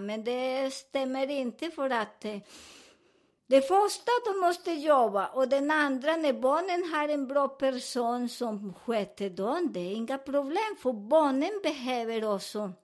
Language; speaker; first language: Swedish; non-native, fluent; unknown